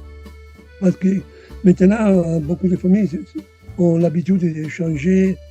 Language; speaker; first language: French; non-native, fluent; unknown